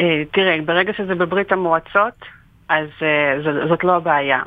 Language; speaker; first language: Hebrew; non-native, fluent; Russian